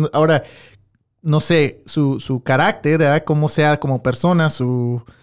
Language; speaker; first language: Spanish; early bilingual, heritage; Spanish